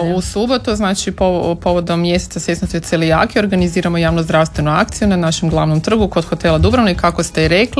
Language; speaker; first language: Serbian; native; Serbian